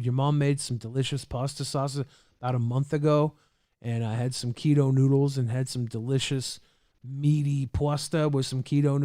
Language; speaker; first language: English; native; English